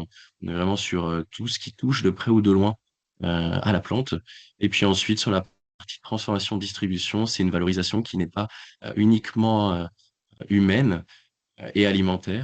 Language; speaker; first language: French; native; French